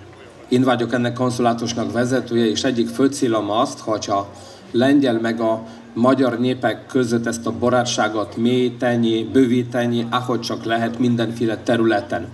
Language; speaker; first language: Hungarian; non-native, fluent; Polish